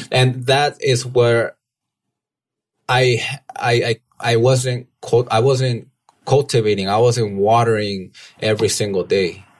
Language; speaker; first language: English; early bilingual, other home language; Spanish